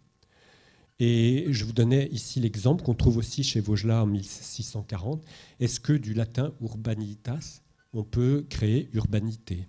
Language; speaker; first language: French; native; French